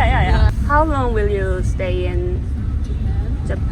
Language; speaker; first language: English; non-native, learner; Korean